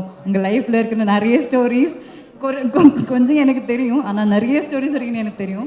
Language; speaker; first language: Tamil; non-native, learner; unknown